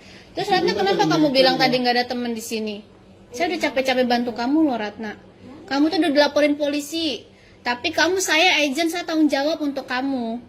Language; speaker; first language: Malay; non-native, local second language; Sundanese